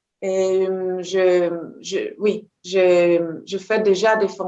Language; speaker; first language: French; non-native, fluent; Hebrew